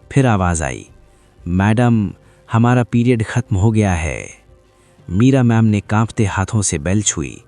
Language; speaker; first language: Hindi; native; Hindi